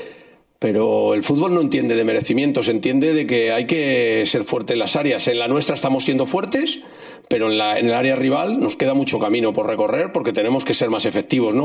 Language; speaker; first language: Spanish; native; Spanish